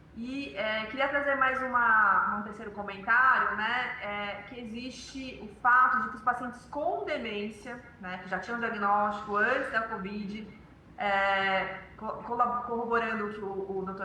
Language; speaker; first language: Portuguese; native; Portuguese